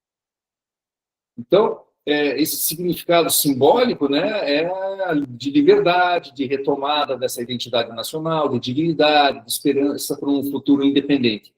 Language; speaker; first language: Portuguese; early bilingual, other home language; Korean